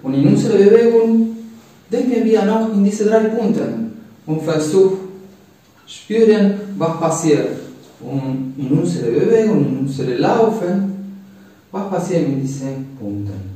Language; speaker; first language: German; non-native, learner; Spanish